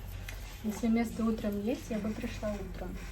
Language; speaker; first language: Russian; native; Russian